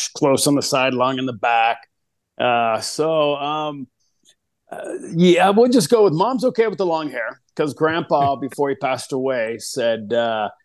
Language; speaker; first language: English; early bilingual, other home language; Spanish